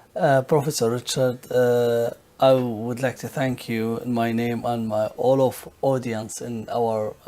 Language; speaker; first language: English; non-native, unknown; Arabic